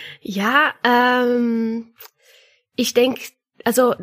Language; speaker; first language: German; non-native, learner; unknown